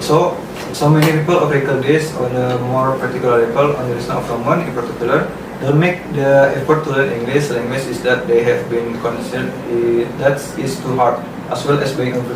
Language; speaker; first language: English; non-native, learner; Indonesian